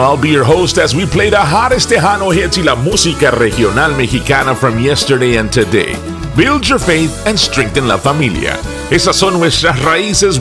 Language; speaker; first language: English; early bilingual, other home language; Spanish